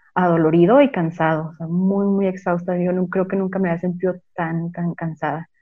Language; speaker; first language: Spanish; native; Spanish